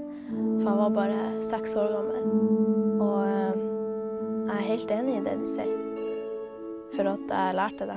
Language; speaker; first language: Norwegian; early bilingual, other home language; Somali